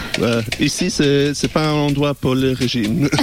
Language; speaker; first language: French; non-native, learner; English